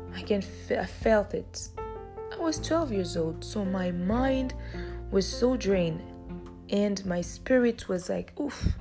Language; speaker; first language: English; early bilingual, other home language; Lingala